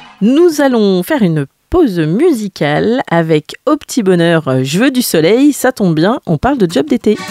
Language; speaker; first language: French; native; French